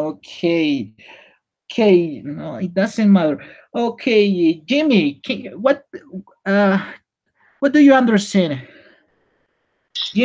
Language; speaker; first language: English; non-native, learner; Spanish